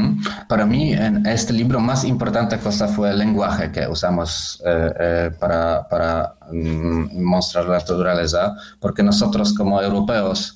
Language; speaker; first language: Spanish; non-native, learner; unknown